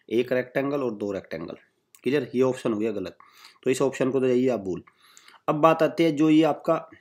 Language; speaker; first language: Hindi; native; Hindi